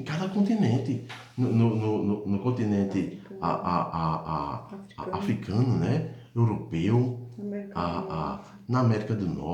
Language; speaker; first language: Portuguese; native; Portuguese